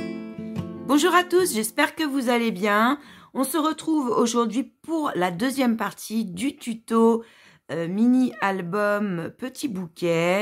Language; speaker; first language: French; native; French